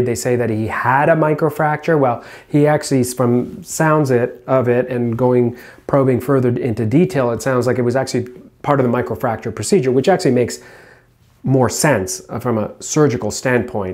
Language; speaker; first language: English; native; English